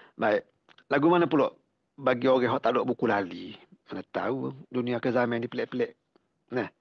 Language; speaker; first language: Malay; native; Malay